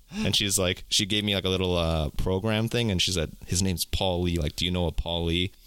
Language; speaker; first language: English; native; English